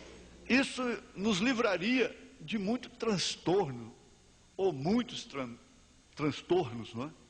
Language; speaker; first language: Portuguese; native; Portuguese